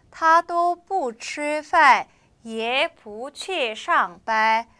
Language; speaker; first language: Chinese; non-native, fluent; Korean